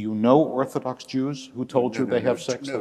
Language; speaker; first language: English; native; English